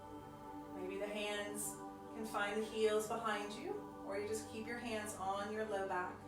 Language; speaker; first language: English; native; English